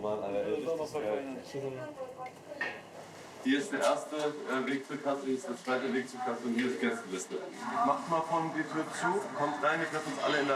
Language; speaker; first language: German; native; German